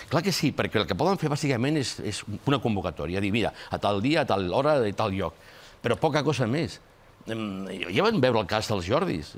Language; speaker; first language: Catalan; non-native, local second language; Spanish